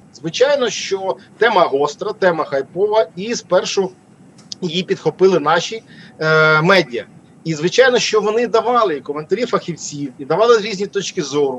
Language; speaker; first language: Ukrainian; native; Ukrainian